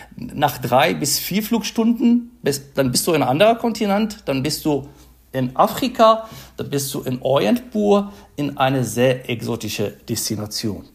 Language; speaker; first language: German; non-native, fluent; Arabic